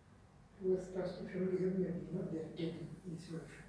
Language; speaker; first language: English; non-native, learner; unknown